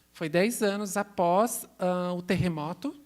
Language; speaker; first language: Portuguese; native; Portuguese